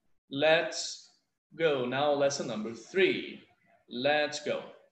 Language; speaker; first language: English; non-native, fluent; Portuguese